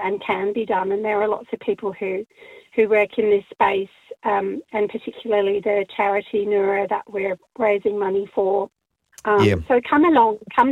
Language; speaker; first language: English; native; English